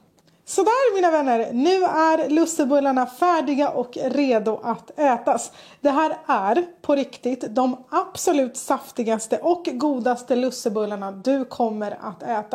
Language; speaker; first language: Swedish; native; Swedish